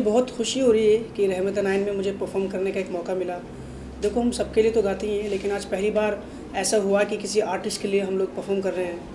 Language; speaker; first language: Hindi; native; Hindi